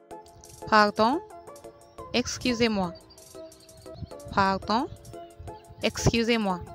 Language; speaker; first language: French; non-native, fluent; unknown